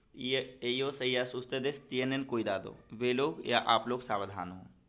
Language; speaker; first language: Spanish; non-native, learner; Hindi